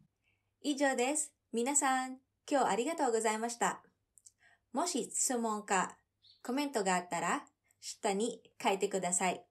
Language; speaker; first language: Japanese; non-native, fluent; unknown